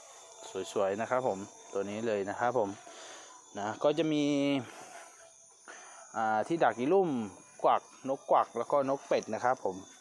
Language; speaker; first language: Thai; native; Thai